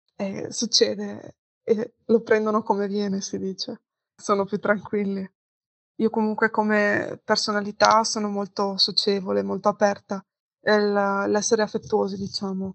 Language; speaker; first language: Italian; native; Italian